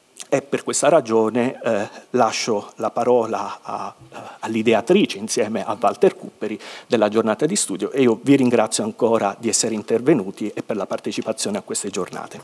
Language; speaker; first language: Italian; native; Italian